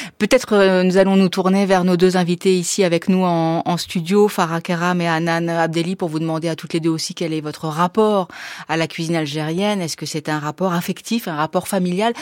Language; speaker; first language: French; native; French